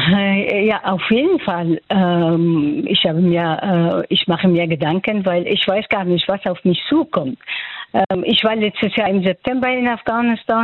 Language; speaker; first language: German; non-native, fluent; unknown